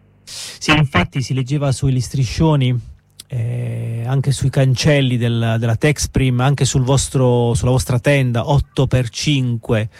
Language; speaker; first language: Italian; native; Italian